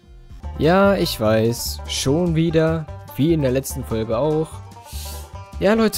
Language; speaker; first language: German; native; German